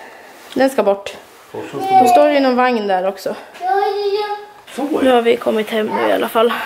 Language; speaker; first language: Swedish; native; Swedish